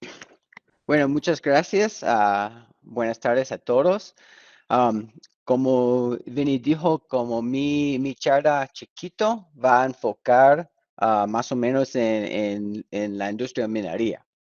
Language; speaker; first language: Spanish; non-native, fluent; English